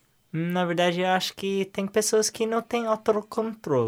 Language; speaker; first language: Portuguese; non-native, learner; English